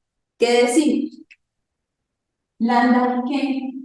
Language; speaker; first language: Spanish; native; Spanish